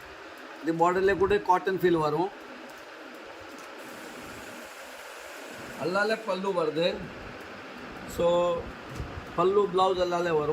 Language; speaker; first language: Tamil; non-native, fluent; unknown